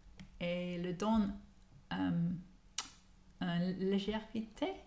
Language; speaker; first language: French; non-native, learner; English